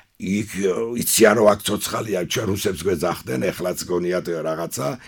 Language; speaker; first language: Georgian; non-native, local second language; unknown